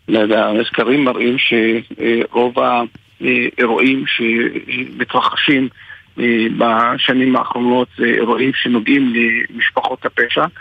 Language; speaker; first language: Hebrew; non-native, local second language; Arabic